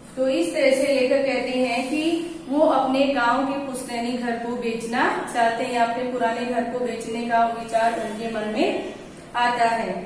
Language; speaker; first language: Hindi; non-native, local second language; Gujarati